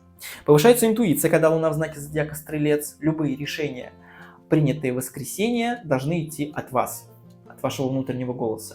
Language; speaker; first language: Russian; native; Russian